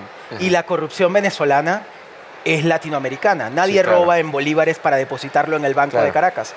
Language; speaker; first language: Spanish; native; Spanish